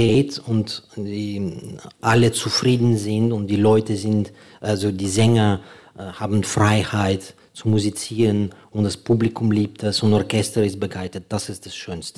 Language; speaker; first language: German; non-native, fluent; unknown